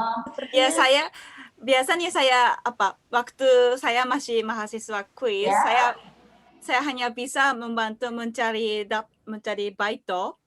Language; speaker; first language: Indonesian; non-native, learner; Japanese